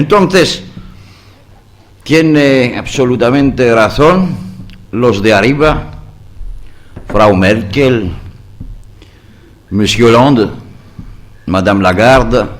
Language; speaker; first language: Spanish; non-native, learner; Greek